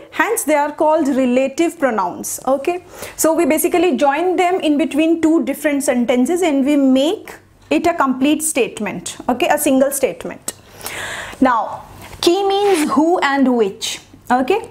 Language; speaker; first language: English; non-native, local second language; Hindi